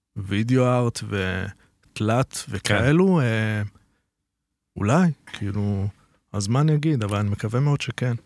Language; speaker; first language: Hebrew; native; Hebrew